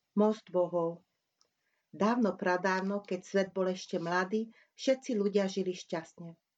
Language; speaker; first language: Slovak; non-native, local second language; Hungarian